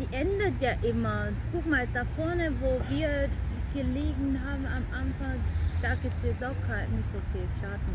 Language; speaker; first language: German; non-native, learner; Korean